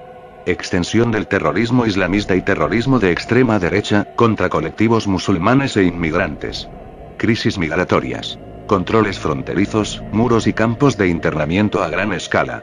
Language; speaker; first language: Spanish; native; Spanish